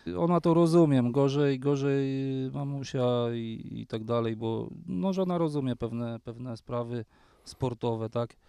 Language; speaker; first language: Polish; native; Polish